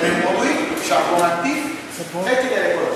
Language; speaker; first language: French; non-native, learner; Spanish